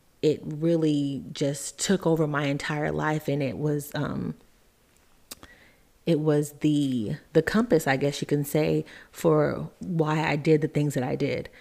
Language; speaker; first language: English; native; English